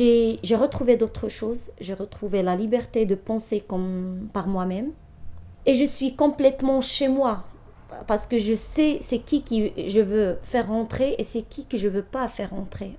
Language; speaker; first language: French; non-native, fluent; Arabic